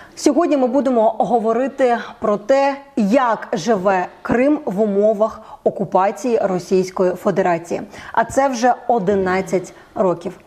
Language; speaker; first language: Ukrainian; native; Ukrainian